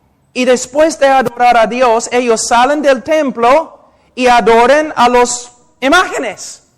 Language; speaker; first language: Spanish; non-native, fluent; English